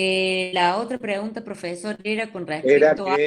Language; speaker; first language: Spanish; native; Spanish